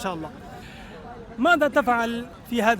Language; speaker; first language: Arabic; non-native, fluent; Urdu